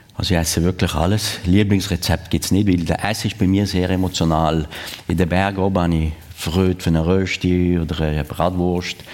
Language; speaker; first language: German; non-native, local second language; French